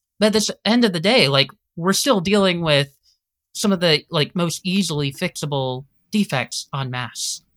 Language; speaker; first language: English; native; English